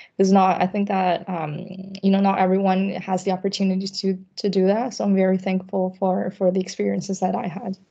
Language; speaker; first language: English; early bilingual, other home language; Chinese